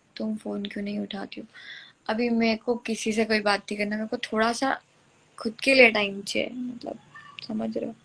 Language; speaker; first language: Hindi; native; Hindi